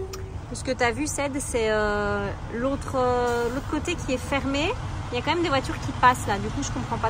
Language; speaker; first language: French; native; French